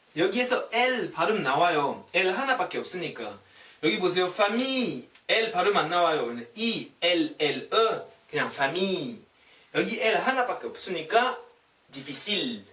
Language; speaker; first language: Korean; non-native, fluent; French